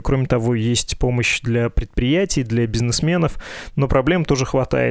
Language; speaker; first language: Russian; native; Russian